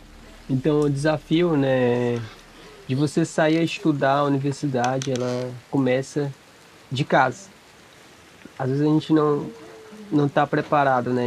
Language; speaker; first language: Portuguese; non-native, local second language; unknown